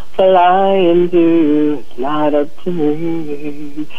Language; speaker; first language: English; native; English